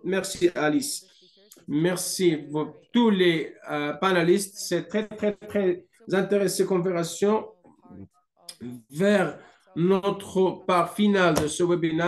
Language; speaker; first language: French; non-native, fluent; English